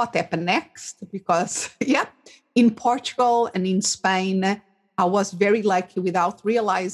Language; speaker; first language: English; non-native, fluent; Portuguese